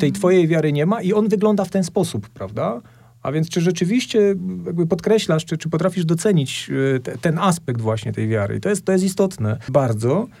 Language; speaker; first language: Polish; native; Polish